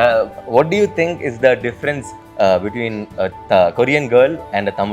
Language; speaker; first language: English; non-native, local second language; Tamil